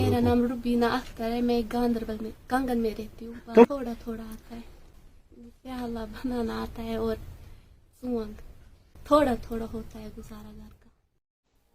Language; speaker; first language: Hindi; non-native, local second language; Kashmiri